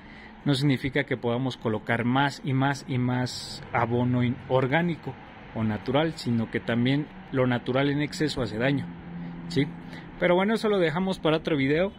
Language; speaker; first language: Spanish; native; Spanish